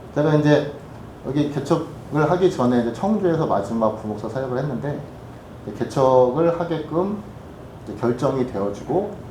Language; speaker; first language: Korean; native; Korean